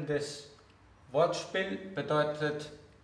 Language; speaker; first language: German; non-native, fluent; Greek